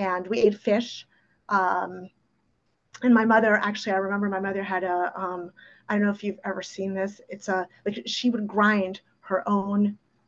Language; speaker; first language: English; early bilingual, other home language; Ukrainian